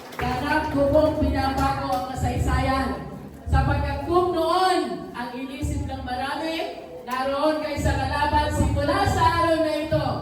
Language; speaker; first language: Filipino; native; Filipino